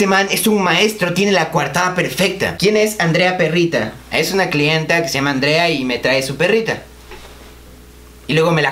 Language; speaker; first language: Spanish; native; Spanish